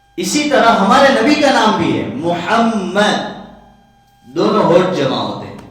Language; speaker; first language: Urdu; non-native, local second language; Gujarati